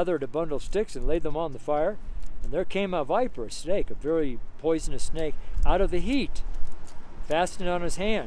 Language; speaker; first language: English; native; English